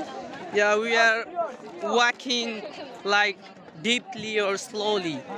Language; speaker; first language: English; non-native, learner; Bangla